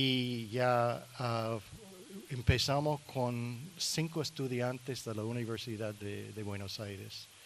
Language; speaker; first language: Spanish; non-native, learner; English